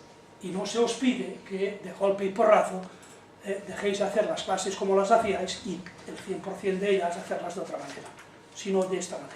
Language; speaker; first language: Spanish; native; Spanish